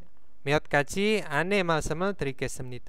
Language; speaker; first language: Korean; non-native, fluent; Indonesian